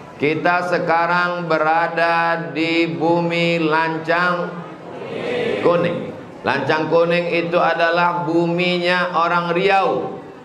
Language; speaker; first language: Indonesian; native; Indonesian